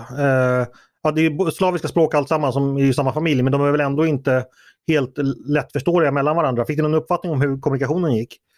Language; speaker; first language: Swedish; native; Swedish